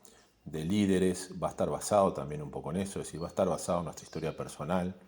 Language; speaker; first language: Spanish; native; Spanish